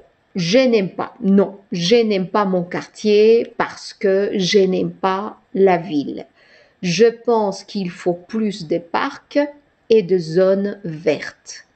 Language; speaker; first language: French; non-native, fluent; Spanish